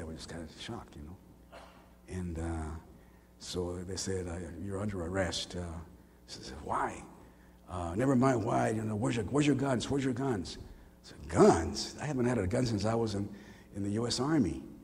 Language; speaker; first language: English; early bilingual, other home language; Spanish